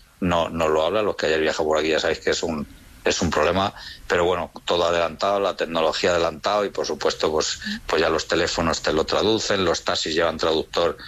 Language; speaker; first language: Spanish; native; Spanish